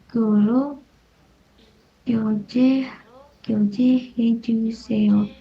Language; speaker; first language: Korean; non-native, learner; Indonesian